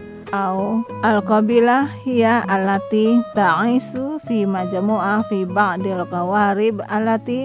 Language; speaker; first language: Arabic; non-native, fluent; Indonesian